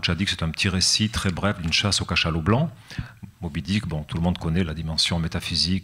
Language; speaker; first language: French; native; French